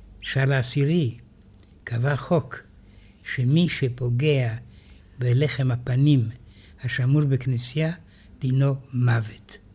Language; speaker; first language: Hebrew; non-native, fluent; Romanian